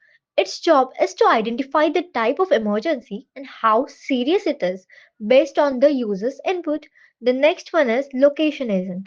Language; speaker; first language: English; non-native, learner; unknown